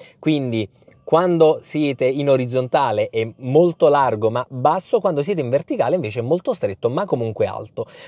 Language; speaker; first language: Italian; native; Italian